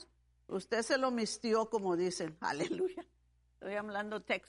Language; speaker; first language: Spanish; early bilingual, heritage; Spanish